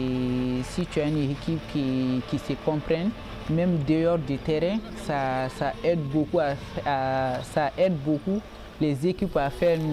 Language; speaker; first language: French; non-native, local second language; Bambara